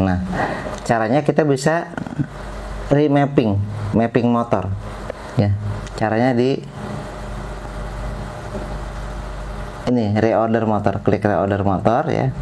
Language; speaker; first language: Indonesian; native; Indonesian